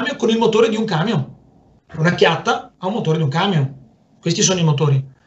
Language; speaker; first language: Italian; native; Italian